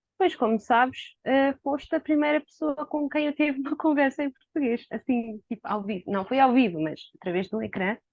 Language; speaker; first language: Portuguese; non-native, fluent; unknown